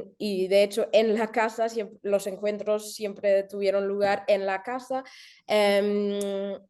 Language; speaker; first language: Spanish; early bilingual, heritage; German